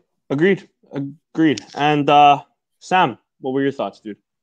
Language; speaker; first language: English; early bilingual, other home language; Portuguese